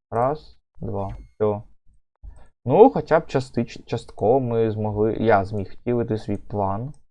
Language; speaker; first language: Ukrainian; native; Ukrainian